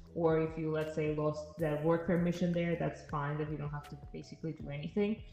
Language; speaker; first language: English; non-native, fluent; Russian